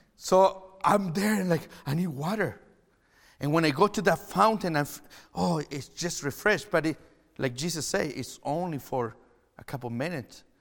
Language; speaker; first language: English; non-native, fluent; Spanish